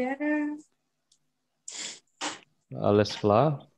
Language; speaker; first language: German; non-native, fluent; Khmer